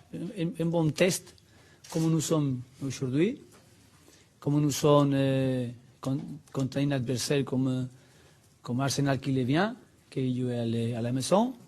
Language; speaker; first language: French; non-native, learner; Spanish